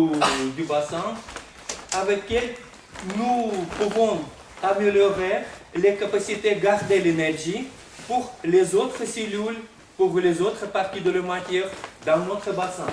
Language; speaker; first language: French; non-native, fluent; Russian